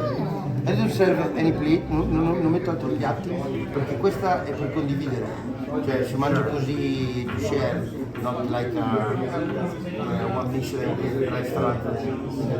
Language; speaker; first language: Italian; native; Italian